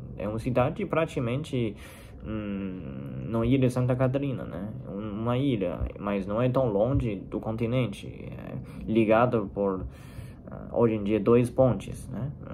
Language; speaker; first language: Portuguese; non-native, fluent; Chinese